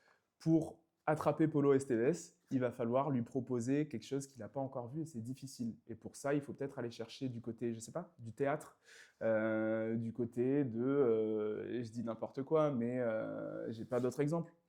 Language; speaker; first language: French; native; French